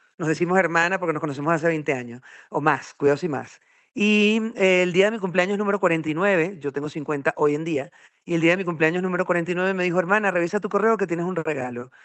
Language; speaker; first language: Spanish; native; Spanish